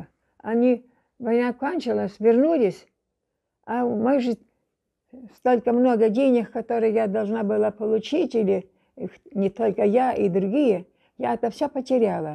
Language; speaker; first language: Russian; non-native, local second language; German